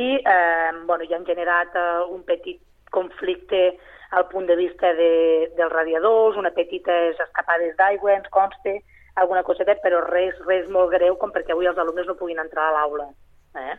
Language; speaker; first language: Catalan; native; Catalan